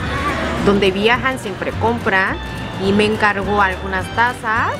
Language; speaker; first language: Spanish; non-native, learner; Korean